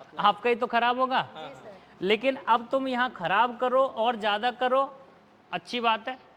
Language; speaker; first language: Hindi; native; Hindi